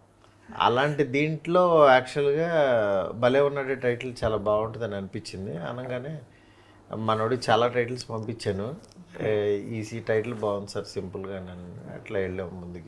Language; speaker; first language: Telugu; native; Telugu